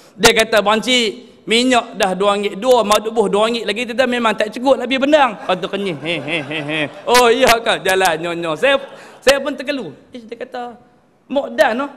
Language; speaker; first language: Malay; native; Malay